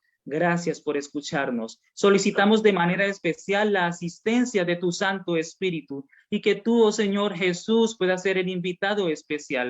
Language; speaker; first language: Spanish; native; Spanish